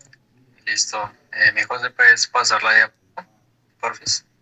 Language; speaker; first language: Spanish; native; Spanish